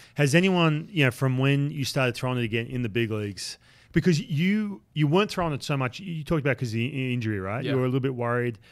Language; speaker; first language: English; native; English